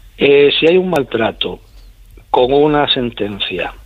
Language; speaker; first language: Spanish; native; Spanish